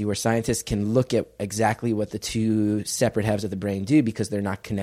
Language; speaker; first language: English; native; English